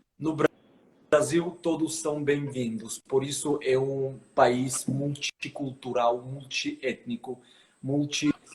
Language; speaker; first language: Portuguese; non-native, fluent; Armenian